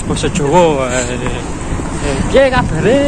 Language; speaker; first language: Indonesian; non-native, local second language; Javanese